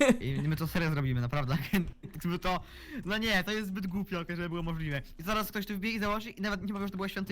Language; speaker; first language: Polish; native; Polish